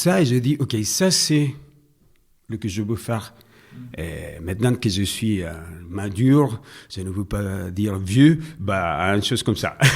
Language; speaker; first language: French; non-native, fluent; Spanish